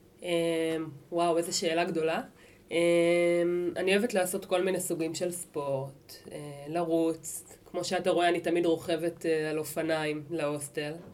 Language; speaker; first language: Hebrew; native; Hebrew